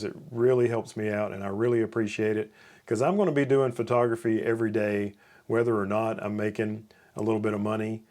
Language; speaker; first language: English; native; English